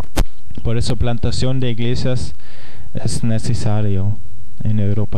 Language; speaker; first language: Spanish; non-native, fluent; German